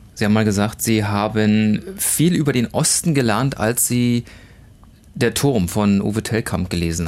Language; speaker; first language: German; native; German